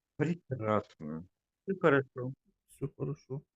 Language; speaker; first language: Russian; native; Russian